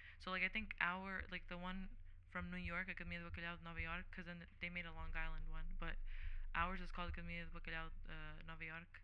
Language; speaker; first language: English; early bilingual, other home language; Portuguese